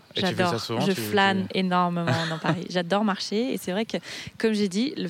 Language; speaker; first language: French; non-native, fluent; Portuguese